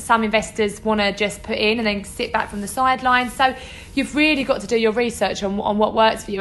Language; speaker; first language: English; native; English